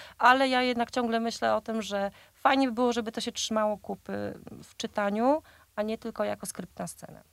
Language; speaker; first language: Polish; native; Polish